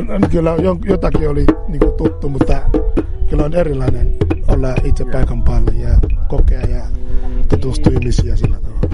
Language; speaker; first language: Finnish; non-native, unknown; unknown